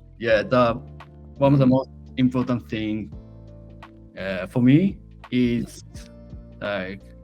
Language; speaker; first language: English; non-native, fluent; Japanese